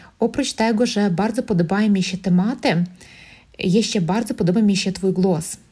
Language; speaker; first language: Polish; non-native, learner; Russian